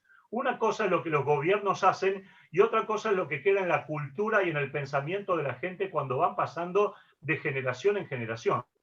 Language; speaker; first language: Spanish; native; Spanish